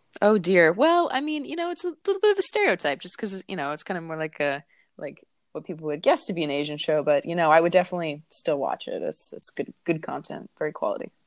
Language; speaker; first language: English; native; English